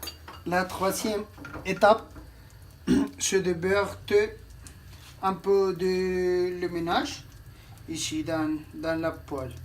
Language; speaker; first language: French; non-native, learner; Spanish